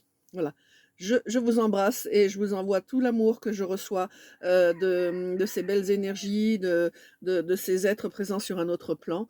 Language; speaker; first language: French; native; French